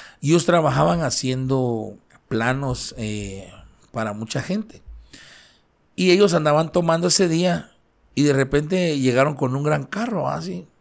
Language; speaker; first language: Spanish; native; Spanish